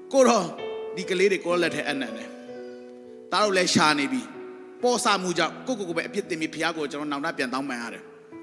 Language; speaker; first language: Burmese; non-native, local second language; Hakha Chin